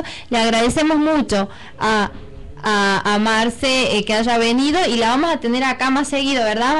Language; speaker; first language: Spanish; native; Spanish